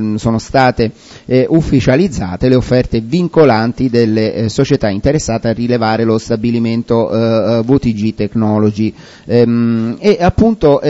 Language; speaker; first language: Italian; native; Italian